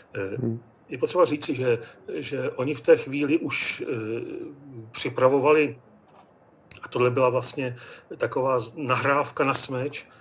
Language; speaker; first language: Czech; native; Czech